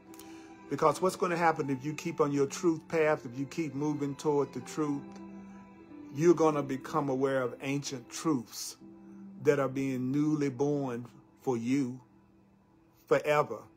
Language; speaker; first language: English; native; English